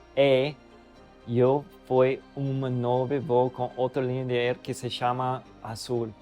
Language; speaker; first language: Portuguese; non-native, learner; English